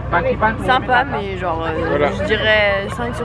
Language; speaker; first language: French; native; French